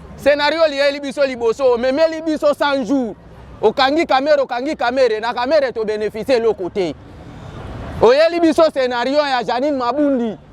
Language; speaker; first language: Lingala; non-native, local second language; Kituba (Democratic Republic of Congo)